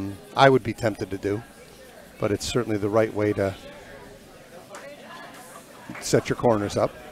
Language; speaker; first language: English; native; English